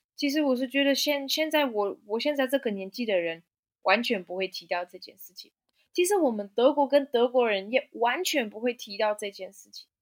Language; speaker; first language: Chinese; non-native, fluent; German